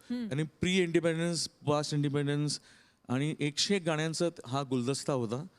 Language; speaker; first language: Marathi; non-native, local second language; Tamil